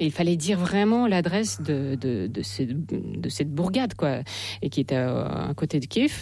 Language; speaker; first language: French; non-native, fluent; Russian